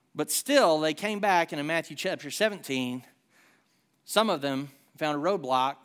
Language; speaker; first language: English; native; English